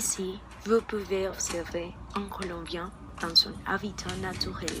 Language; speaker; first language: French; non-native, learner; Spanish